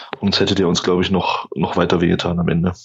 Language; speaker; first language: German; native; German